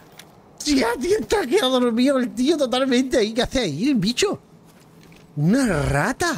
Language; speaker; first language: Spanish; native; Spanish